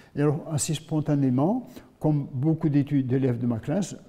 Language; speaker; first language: French; native; French